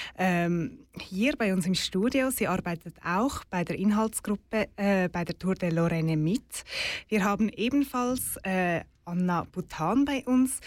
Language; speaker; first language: German; native; German